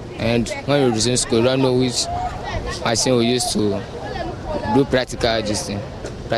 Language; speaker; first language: English; non-native, local second language; Ewe